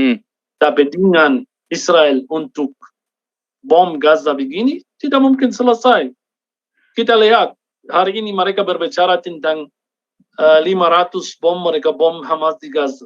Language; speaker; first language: Indonesian; non-native, fluent; Arabic